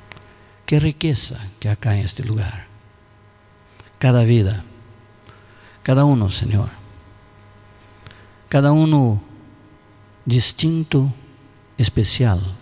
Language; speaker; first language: Spanish; non-native, learner; Portuguese